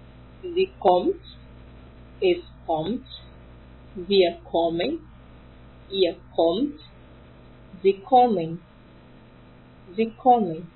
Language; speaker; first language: German; non-native, fluent; Portuguese